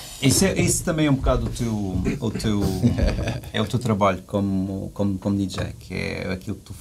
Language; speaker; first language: Portuguese; native; Portuguese